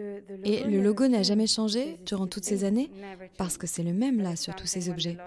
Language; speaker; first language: French; native; French